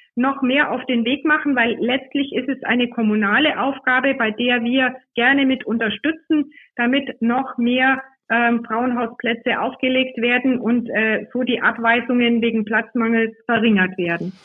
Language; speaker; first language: German; native; German